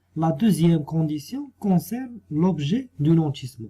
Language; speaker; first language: French; non-native, local second language; Arabic